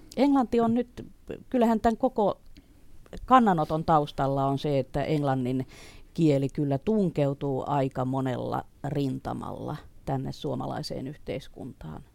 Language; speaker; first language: Finnish; native; Finnish